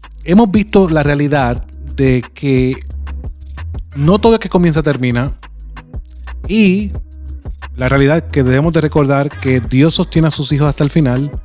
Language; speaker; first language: Spanish; native; Spanish